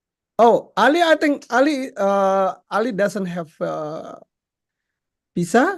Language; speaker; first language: English; non-native, learner; Indonesian